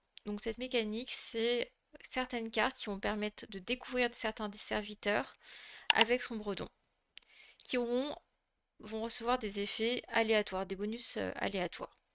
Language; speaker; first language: French; native; French